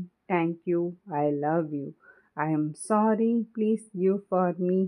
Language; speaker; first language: English; non-native, learner; Tamil